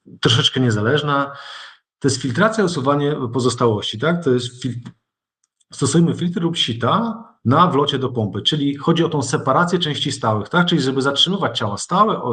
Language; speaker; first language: Polish; native; Polish